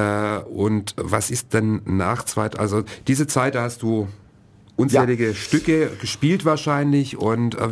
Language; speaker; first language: German; native; German